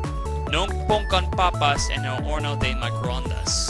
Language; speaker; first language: Spanish; non-native, learner; English